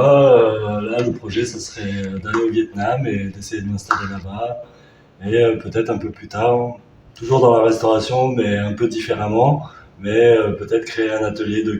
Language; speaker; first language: French; early bilingual, other home language; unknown